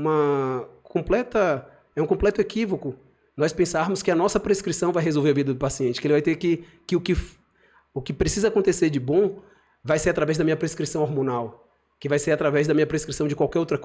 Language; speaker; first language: Portuguese; native; Portuguese